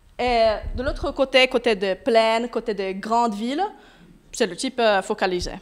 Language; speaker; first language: French; non-native, fluent; Russian